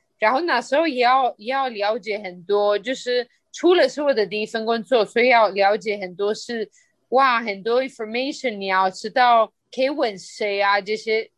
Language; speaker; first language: Chinese; non-native, fluent; Spanish